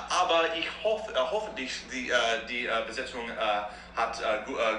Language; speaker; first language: German; non-native, learner; English